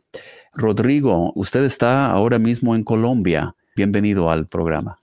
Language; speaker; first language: Spanish; non-native, fluent; English